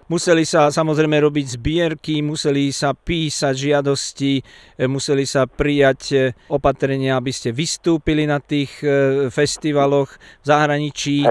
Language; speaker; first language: Slovak; native; Slovak